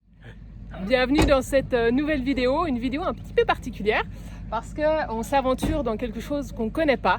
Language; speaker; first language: French; native; French